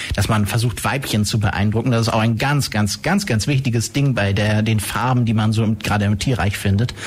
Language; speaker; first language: German; native; German